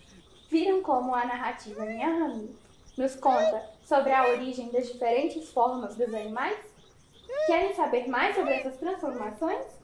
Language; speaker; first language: Portuguese; native; Portuguese